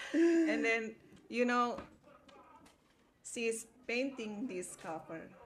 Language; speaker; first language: English; non-native, fluent; Indonesian